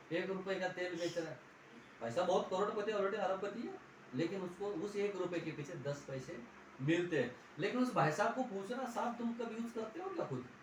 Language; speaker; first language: Hindi; non-native, local second language; Marathi